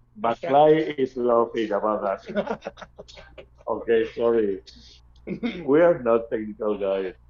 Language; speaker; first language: English; non-native, fluent; Spanish